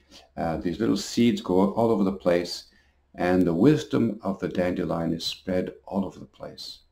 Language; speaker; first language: English; native; English